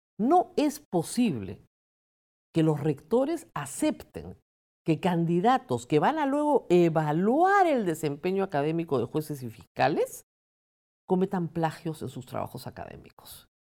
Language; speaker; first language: Spanish; native; Spanish